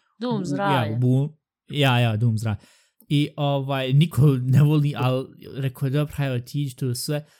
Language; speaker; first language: Bosnian; early bilingual, heritage; Bosnian